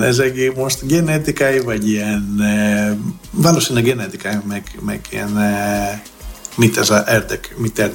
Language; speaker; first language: Hungarian; non-native, learner; Greek